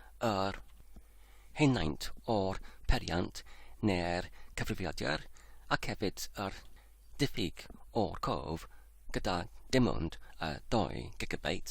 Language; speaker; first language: Welsh; non-native, learner; English